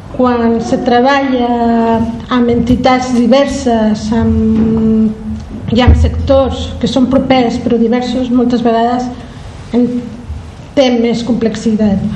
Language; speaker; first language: Catalan; non-native, local second language; Spanish